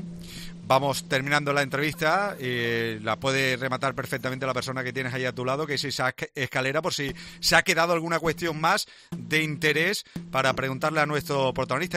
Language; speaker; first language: Spanish; native; Spanish